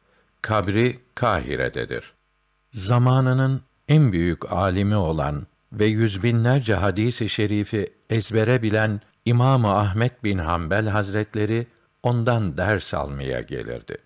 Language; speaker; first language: Turkish; native; Turkish